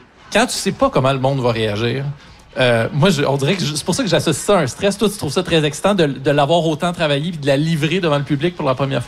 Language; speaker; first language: French; native; French